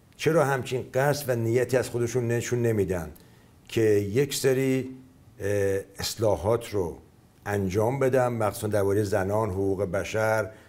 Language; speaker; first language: Persian; native; Persian